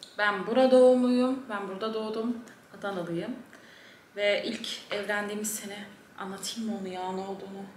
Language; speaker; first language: Turkish; early bilingual, heritage; Turkish